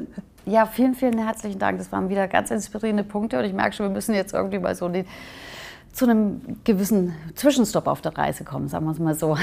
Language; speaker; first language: German; native; German